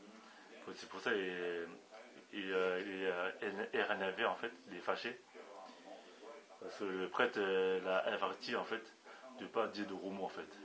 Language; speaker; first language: French; native; French